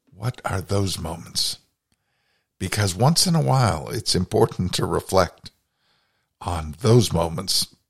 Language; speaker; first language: English; native; English